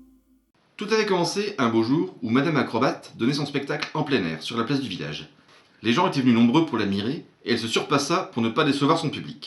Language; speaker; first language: French; native; French